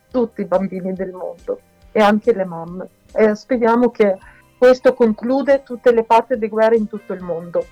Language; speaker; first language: Italian; non-native, fluent; Ukrainian